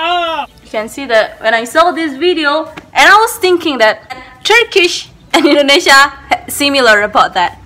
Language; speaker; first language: English; non-native, learner; Indonesian